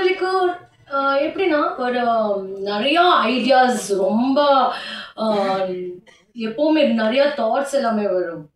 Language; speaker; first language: Tamil; non-native, learner; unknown